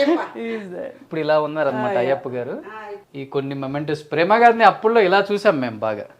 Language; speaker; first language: Telugu; native; Telugu